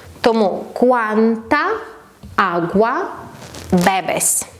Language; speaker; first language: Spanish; non-native, learner; Ukrainian